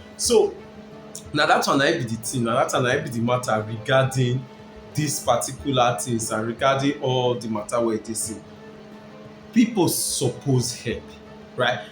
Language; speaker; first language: Nigerian Pidgin; non-native, local second language; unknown